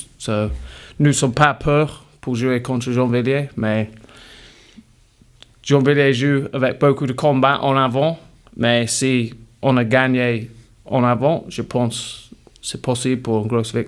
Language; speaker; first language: French; non-native, learner; English